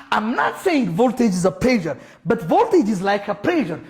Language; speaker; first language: English; non-native, local second language; Amharic